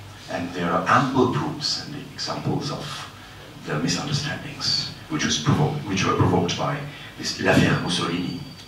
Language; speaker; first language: English; non-native, local second language; Bangla